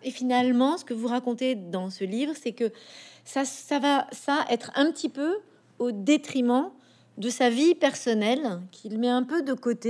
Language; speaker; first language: French; native; French